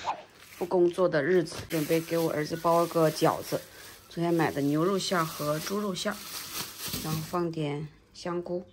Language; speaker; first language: Chinese; native; Chinese